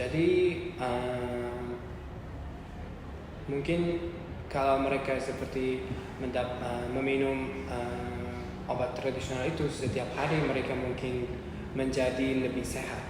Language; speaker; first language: Indonesian; non-native, learner; Uzbek